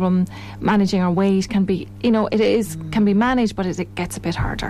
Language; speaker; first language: English; native; English